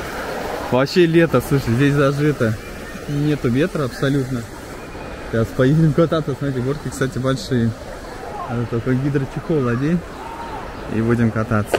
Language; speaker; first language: Russian; native; Russian